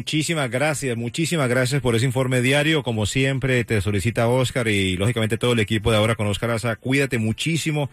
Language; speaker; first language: Spanish; native; Spanish